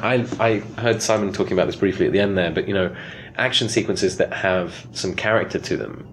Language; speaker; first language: English; native; English